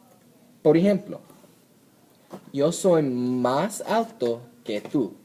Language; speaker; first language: Spanish; non-native, learner; English